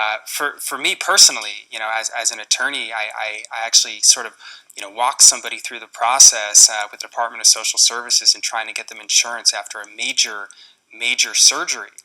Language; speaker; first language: English; native; English